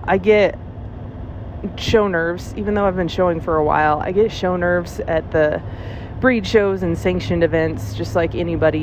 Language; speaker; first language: English; native; English